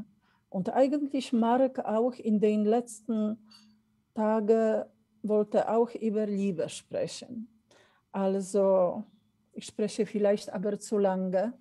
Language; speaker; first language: German; non-native, fluent; Polish